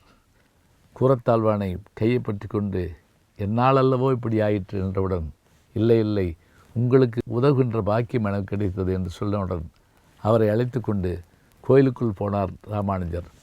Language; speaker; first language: Tamil; native; Tamil